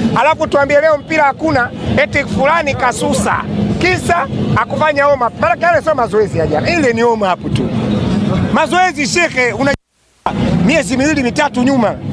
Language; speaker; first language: Swahili; native; Swahili